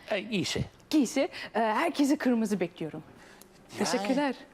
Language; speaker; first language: Turkish; early bilingual, heritage; Turkish